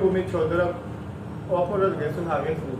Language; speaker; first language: Korean; non-native, learner; Urdu